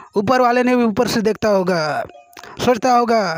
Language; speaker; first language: Hindi; native; Hindi